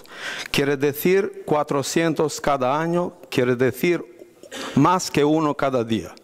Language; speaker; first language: Spanish; non-native, fluent; Albanian